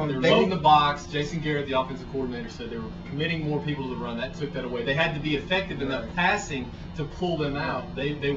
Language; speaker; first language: English; native; English